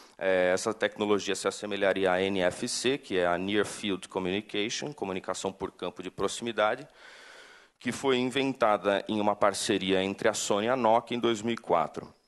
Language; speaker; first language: Portuguese; native; Portuguese